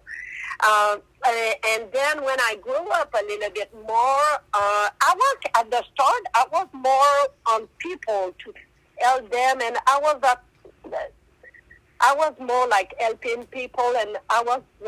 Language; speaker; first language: English; non-native, fluent; French